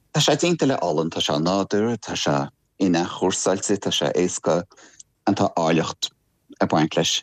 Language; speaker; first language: Irish; non-native, local second language; English